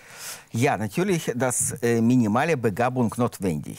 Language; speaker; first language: German; non-native, learner; Russian